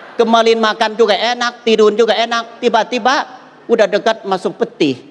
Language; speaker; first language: Indonesian; non-native, fluent; Thai